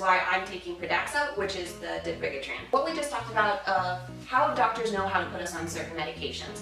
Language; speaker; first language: English; native; English